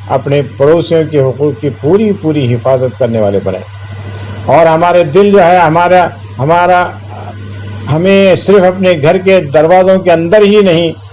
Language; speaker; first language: Urdu; native; Urdu